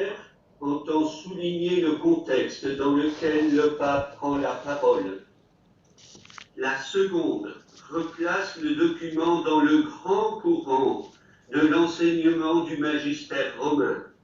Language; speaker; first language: French; native; French